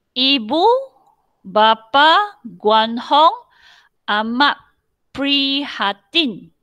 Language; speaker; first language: Malay; non-native, local second language; Chinese